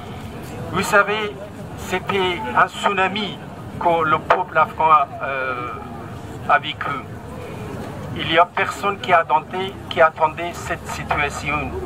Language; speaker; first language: French; non-native, fluent; Persian